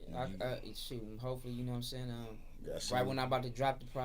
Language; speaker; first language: English; native; English